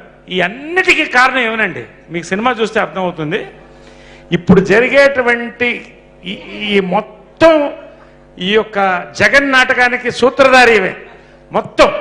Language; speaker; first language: Telugu; native; Telugu